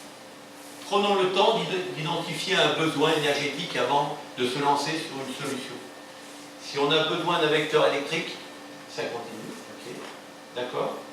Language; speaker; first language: French; native; French